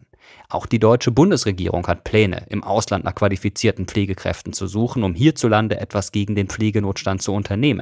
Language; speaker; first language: German; native; German